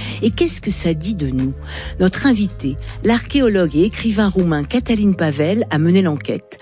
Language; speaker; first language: French; native; French